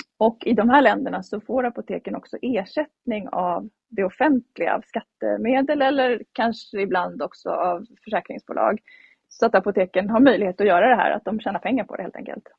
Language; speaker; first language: Swedish; native; Swedish